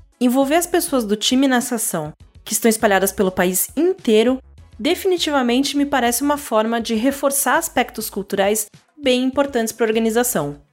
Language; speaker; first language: Portuguese; native; Portuguese